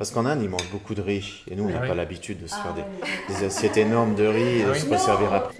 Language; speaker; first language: French; native; French